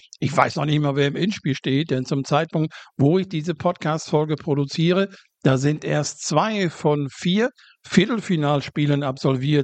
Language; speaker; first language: German; native; German